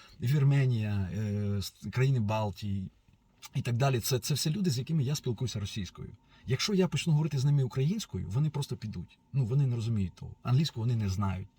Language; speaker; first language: Ukrainian; non-native, local second language; Russian